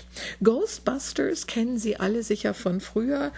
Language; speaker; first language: German; native; German